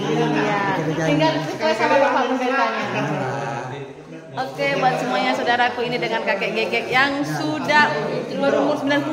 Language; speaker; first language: Indonesian; non-native, local second language; Madurese